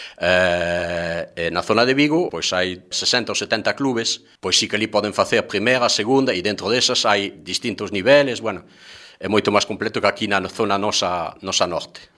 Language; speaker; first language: Galician; non-native, fluent; French